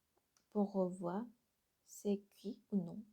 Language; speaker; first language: French; non-native, learner; Korean